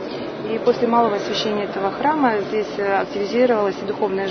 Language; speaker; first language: Russian; native; Russian